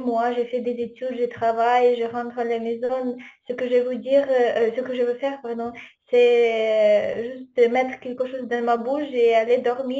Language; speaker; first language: French; non-native, fluent; Ukrainian